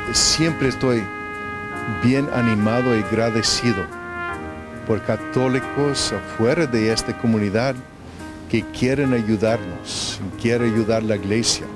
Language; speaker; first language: Spanish; non-native, fluent; English